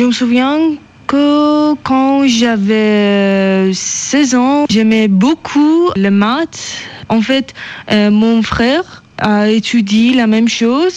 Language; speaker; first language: French; non-native, learner; Persian